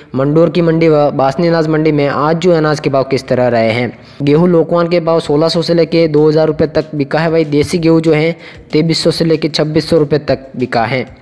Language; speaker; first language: Hindi; native; Hindi